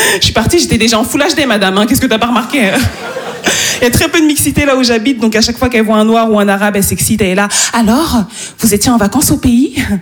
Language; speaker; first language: French; native; French